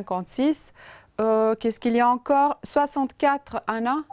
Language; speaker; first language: French; non-native, fluent; Romanian